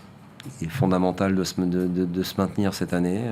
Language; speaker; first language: French; native; French